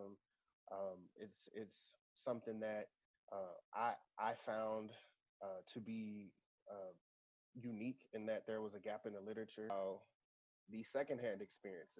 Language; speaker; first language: English; native; English